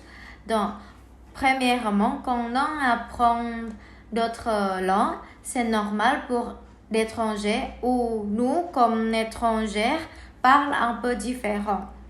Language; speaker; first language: French; non-native, learner; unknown